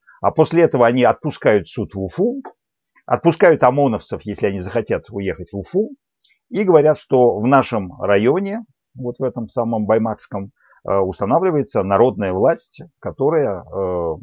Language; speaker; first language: Russian; native; Russian